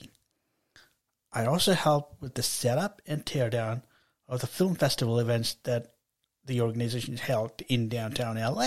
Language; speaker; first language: English; non-native, local second language; Telugu